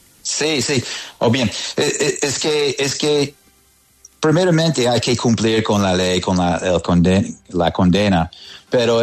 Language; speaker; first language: Spanish; non-native, fluent; English